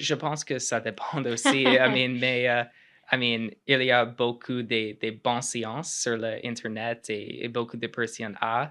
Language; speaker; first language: French; non-native, local second language; English